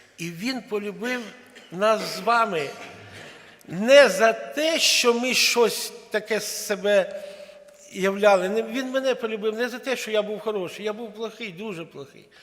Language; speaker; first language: Ukrainian; non-native, local second language; Russian